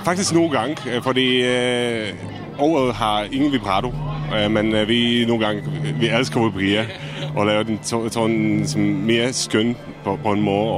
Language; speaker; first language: Danish; non-native, fluent; Czech